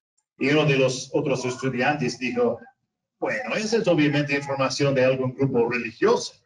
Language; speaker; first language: Spanish; non-native, fluent; English